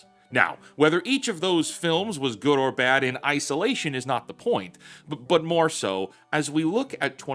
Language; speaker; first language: English; native; English